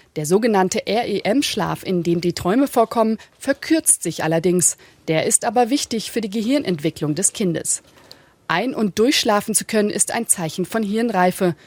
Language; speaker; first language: German; native; German